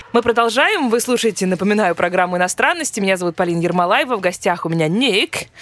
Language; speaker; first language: Russian; native; Russian